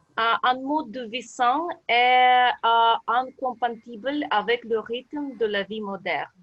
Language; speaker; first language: French; non-native, learner; Russian